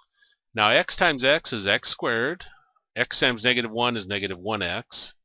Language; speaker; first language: English; native; English